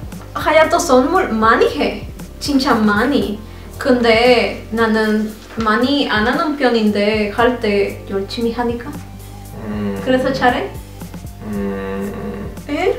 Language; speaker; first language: Korean; non-native, learner; Spanish